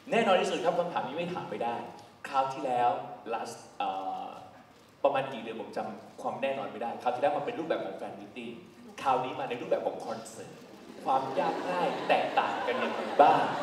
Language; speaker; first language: Thai; native; Thai